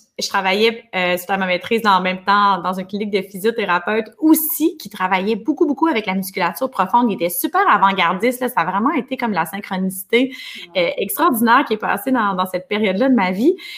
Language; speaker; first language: French; native; French